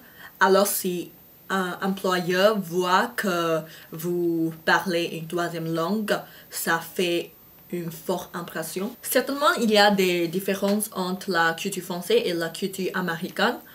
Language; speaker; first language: French; non-native, fluent; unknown